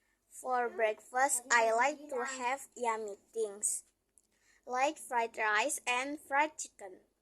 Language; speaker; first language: English; non-native, learner; Indonesian